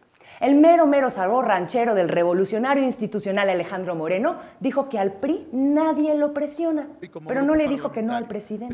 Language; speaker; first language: Spanish; native; Spanish